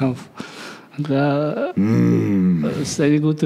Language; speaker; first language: German; non-native, learner; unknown